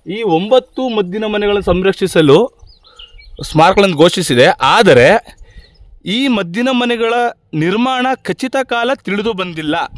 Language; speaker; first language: Kannada; native; Kannada